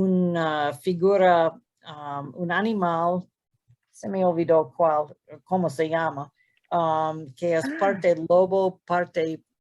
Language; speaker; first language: Spanish; non-native, fluent; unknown